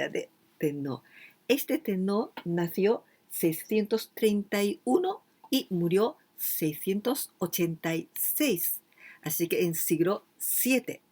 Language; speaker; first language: Spanish; non-native, fluent; Japanese